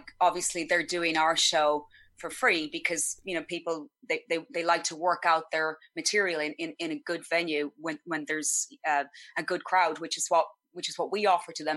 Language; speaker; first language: English; native; English